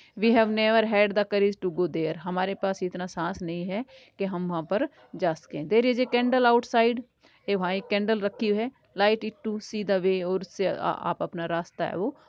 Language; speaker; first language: Hindi; native; Hindi